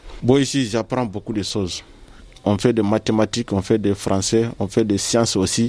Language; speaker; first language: French; non-native, learner; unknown